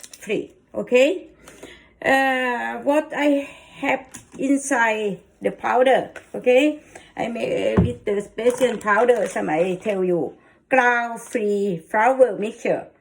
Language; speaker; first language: English; non-native, learner; Thai